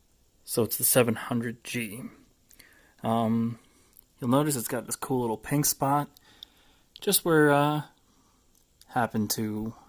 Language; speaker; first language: English; native; English